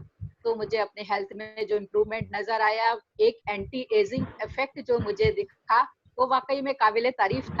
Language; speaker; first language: Hindi; native; Hindi